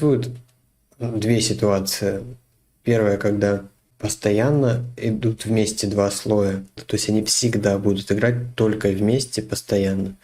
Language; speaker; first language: Russian; native; Russian